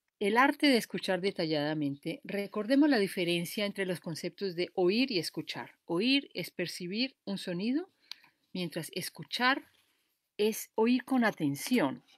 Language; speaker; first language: Spanish; native; Spanish